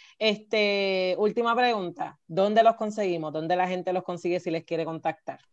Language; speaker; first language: Spanish; native; Spanish